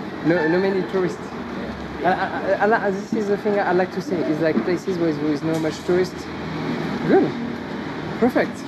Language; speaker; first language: English; non-native, learner; French